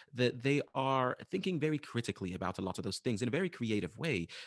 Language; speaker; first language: English; non-native, fluent; Arabic